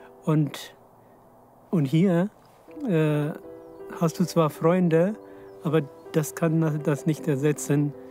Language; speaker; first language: German; non-native, fluent; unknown